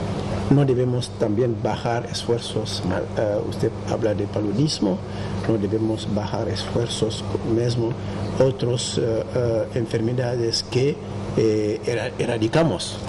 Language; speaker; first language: Spanish; non-native, fluent; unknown